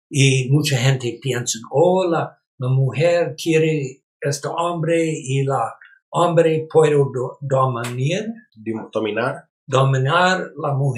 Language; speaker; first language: Spanish; non-native, learner; English